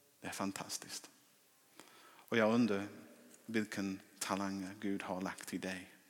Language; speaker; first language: Swedish; non-native, fluent; English